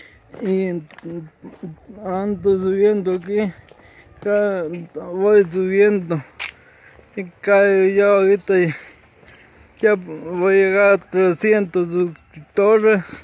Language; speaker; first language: Spanish; non-native, local second language; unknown